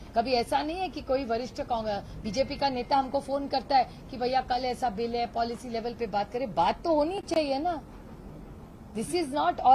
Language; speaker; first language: Hindi; non-native, local second language; Marathi